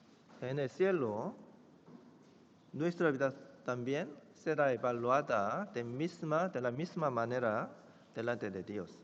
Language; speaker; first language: Spanish; non-native, fluent; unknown